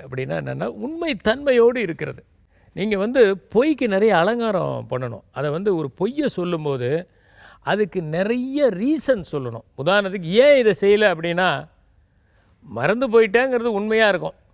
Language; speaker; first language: Tamil; native; Tamil